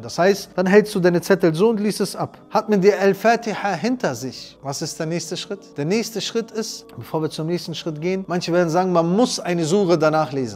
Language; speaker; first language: German; native; German